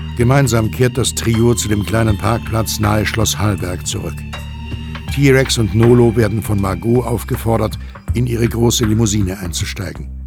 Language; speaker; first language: German; native; German